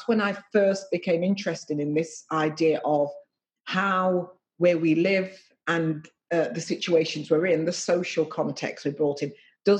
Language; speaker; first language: English; native; English